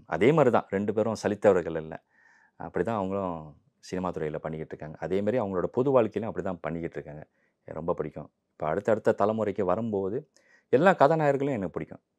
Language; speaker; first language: Tamil; early bilingual, heritage; Tamil